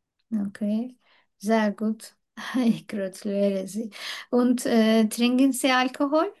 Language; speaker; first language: German; non-native, learner; Turkish